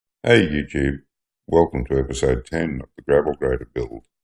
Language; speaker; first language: English; native; English